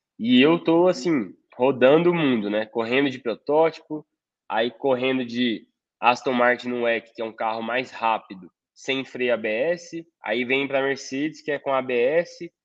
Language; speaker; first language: Portuguese; native; Portuguese